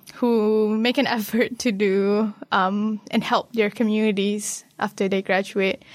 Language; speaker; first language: English; non-native, local second language; Malay